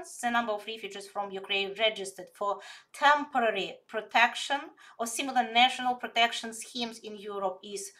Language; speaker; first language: English; non-native, fluent; Ukrainian